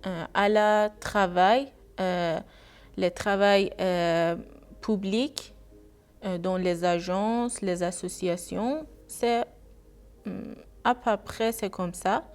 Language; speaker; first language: French; non-native, learner; Persian